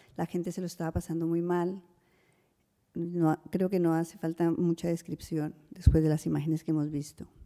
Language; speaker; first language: Spanish; native; Spanish